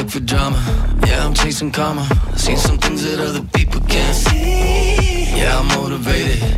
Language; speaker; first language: Italian; native; Italian